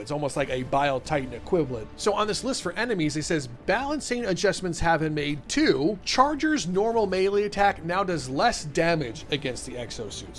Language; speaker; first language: English; native; English